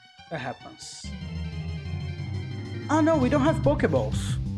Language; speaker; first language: English; non-native, fluent; Portuguese